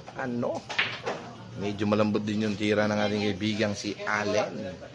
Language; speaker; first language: Filipino; native; Filipino